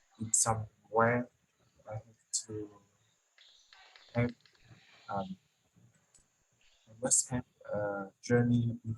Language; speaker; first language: English; non-native, learner; Vietnamese